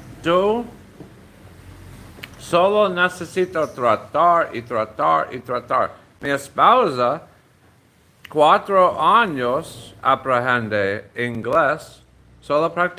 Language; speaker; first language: Spanish; non-native, learner; English